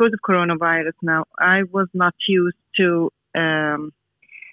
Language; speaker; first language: English; non-native, fluent; Arabic